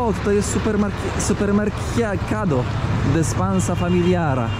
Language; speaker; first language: Spanish; non-native, learner; Polish